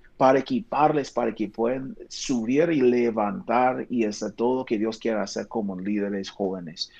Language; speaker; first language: Spanish; non-native, fluent; English